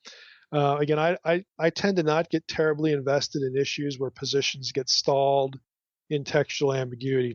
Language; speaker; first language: English; native; English